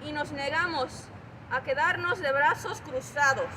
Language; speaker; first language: Spanish; early bilingual, other home language; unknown